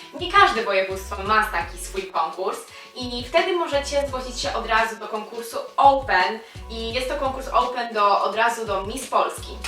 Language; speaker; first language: Polish; native; Polish